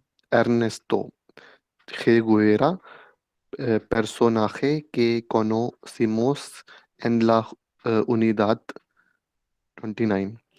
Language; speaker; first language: Spanish; non-native, learner; Hindi